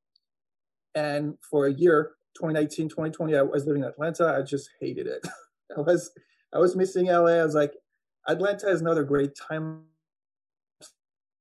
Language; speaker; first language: English; non-native, fluent; French